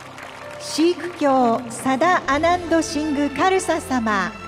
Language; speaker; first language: Japanese; native; Japanese